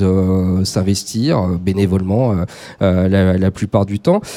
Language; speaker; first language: French; native; French